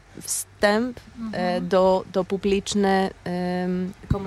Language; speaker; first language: Polish; non-native, learner; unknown